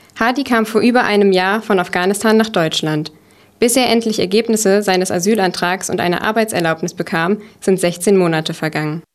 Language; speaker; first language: German; native; German